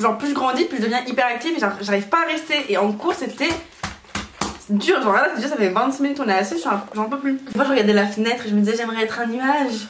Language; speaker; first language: French; native; French